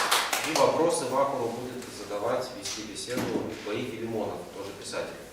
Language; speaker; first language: Russian; native; Russian